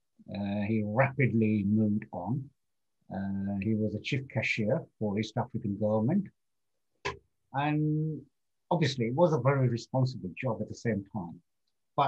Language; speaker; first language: English; non-native, local second language; Gujarati